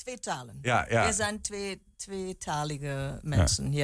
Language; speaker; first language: Dutch; non-native, learner; German